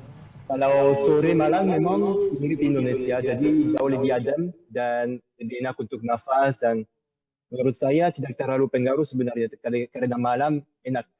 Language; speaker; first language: Indonesian; non-native, fluent; French